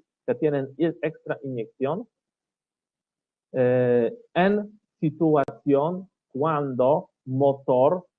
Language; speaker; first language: Spanish; non-native, learner; Polish